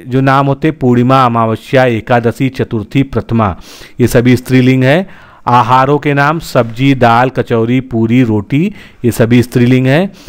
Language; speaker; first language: Hindi; native; Hindi